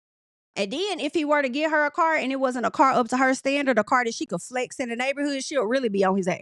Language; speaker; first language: English; native; English